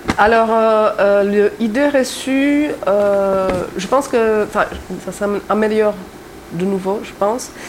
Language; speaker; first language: French; non-native, fluent; Czech